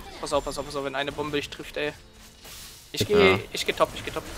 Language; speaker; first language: German; native; German